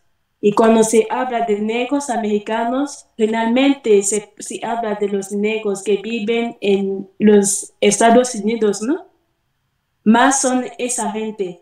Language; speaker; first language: Spanish; non-native, fluent; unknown